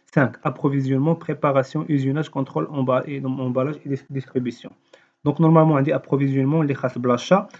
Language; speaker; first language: French; non-native, local second language; Arabic